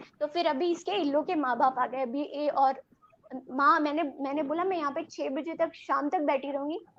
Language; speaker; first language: Hindi; non-native, local second language; Telugu